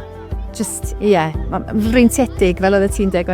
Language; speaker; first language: Welsh; native; Welsh